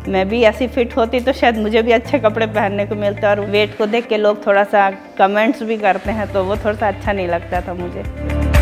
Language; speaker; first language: Hindi; native; Hindi